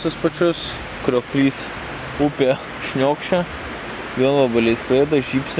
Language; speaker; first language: Lithuanian; native; Lithuanian